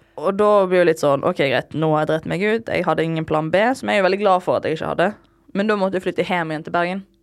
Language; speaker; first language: Norwegian; native; Norwegian